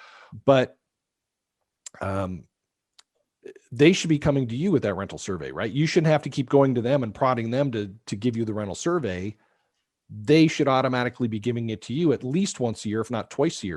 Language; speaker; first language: English; native; English